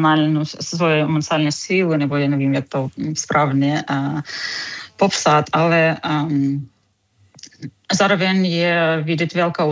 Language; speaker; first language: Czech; non-native, fluent; Ukrainian